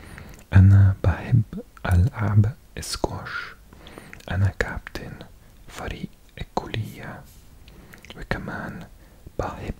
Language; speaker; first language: Arabic; non-native, learner; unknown